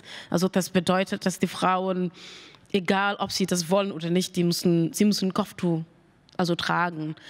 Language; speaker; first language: German; non-native, learner; Mandingo